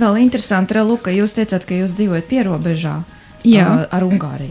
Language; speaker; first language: Latvian; native; Latvian